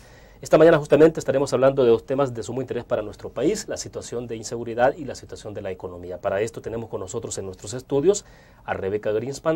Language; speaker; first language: Spanish; native; Spanish